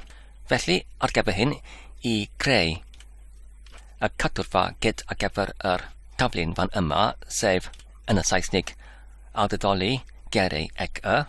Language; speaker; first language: Welsh; non-native, learner; Polish